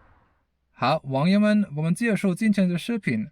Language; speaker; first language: Chinese; non-native, learner; German